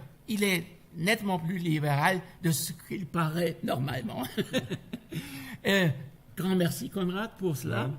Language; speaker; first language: French; non-native, fluent; German